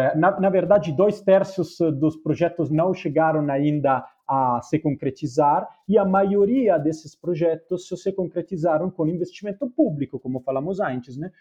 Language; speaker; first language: Portuguese; non-native, fluent; Spanish